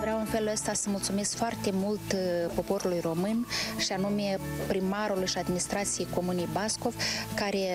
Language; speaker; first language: Romanian; native; Romanian